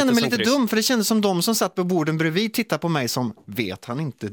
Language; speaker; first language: Swedish; native; Swedish